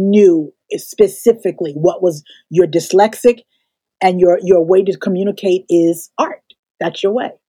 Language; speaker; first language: English; native; English